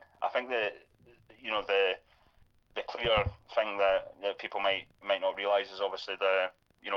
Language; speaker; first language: English; native; English